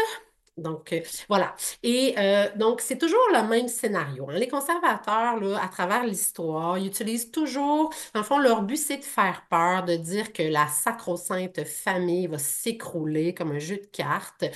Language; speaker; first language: French; native; French